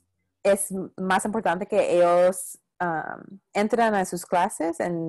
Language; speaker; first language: Spanish; non-native, local second language; English